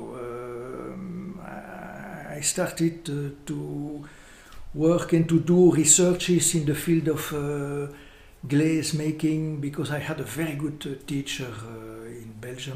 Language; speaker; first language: English; non-native, fluent; French